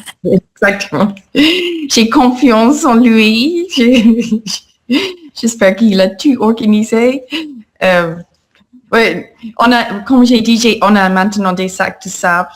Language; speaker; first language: French; non-native, fluent; English